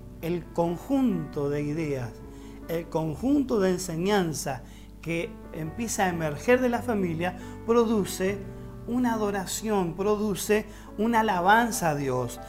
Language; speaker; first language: Spanish; native; Spanish